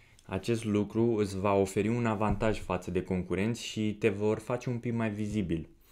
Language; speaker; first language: Romanian; native; Romanian